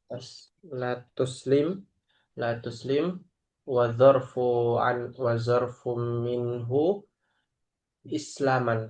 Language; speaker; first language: Arabic; non-native, learner; Indonesian